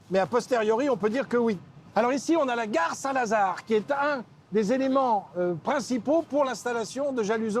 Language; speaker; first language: French; native; French